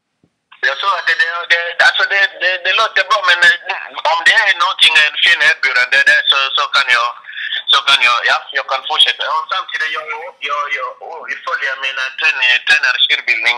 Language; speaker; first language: Swedish; non-native, fluent; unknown